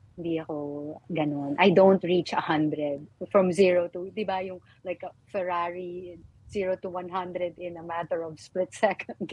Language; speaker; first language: Filipino; native; Filipino